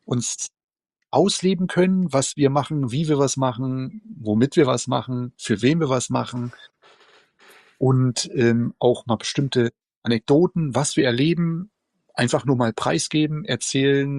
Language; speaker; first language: German; native; German